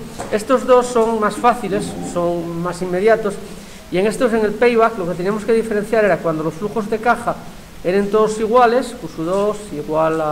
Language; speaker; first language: Spanish; native; Spanish